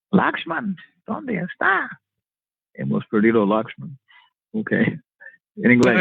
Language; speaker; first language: Spanish; non-native, learner; English